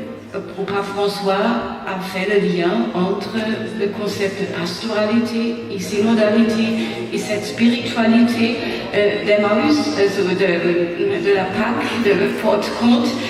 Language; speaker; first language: French; non-native, fluent; German